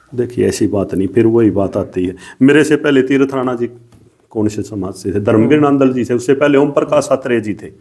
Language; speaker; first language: Hindi; native; Hindi